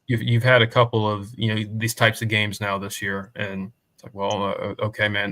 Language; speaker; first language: English; native; English